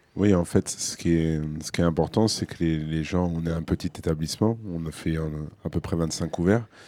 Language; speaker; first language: French; native; French